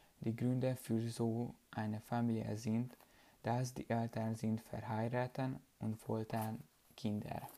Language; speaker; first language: German; non-native, learner; Hungarian